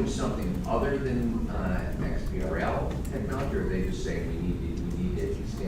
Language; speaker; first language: English; native; English